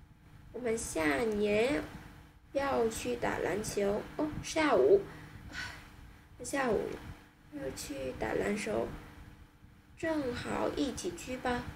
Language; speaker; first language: Chinese; non-native, learner; Vietnamese